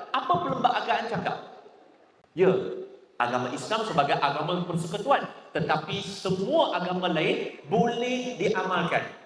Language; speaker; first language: Malay; non-native, local second language; Chinese